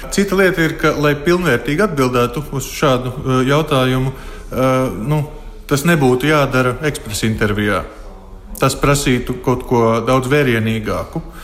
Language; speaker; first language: Latvian; native; Latvian